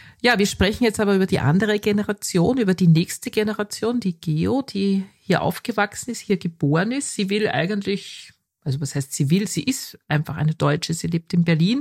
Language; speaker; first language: German; native; German